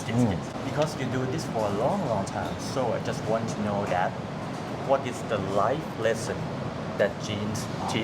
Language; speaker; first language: English; non-native, fluent; Thai